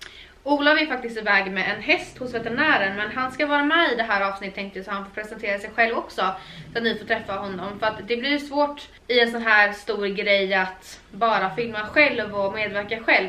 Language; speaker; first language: Swedish; native; Swedish